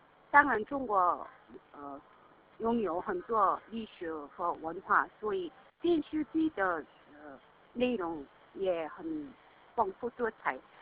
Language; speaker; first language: Chinese; non-native, learner; Korean